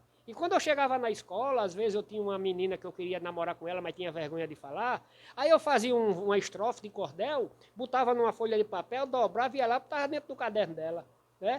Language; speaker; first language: Portuguese; native; Portuguese